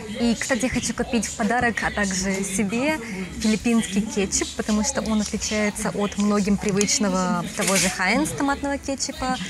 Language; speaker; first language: Russian; native; Russian